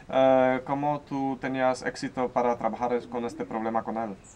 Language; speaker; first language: Spanish; non-native, learner; Polish